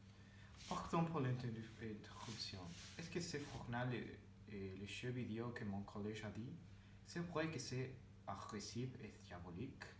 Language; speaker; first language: French; non-native, learner; Spanish